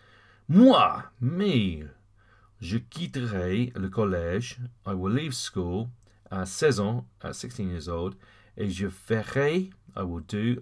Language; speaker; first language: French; non-native, fluent; English